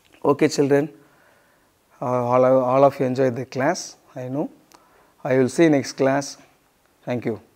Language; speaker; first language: English; non-native, local second language; Tamil